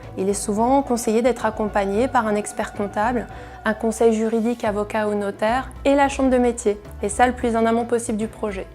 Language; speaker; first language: French; native; French